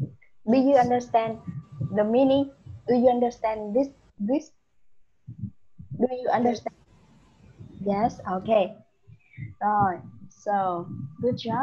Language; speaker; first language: English; non-native, learner; Vietnamese